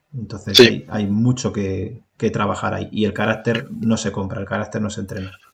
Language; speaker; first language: Spanish; native; Spanish